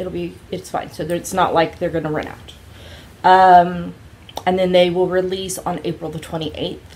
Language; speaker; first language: English; native; English